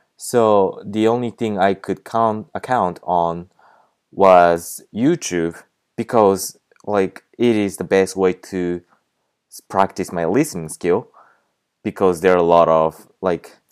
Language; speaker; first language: English; non-native, fluent; Japanese